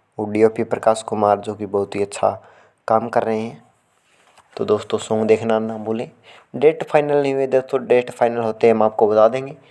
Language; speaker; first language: Hindi; native; Hindi